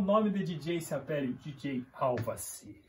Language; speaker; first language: French; non-native, learner; Portuguese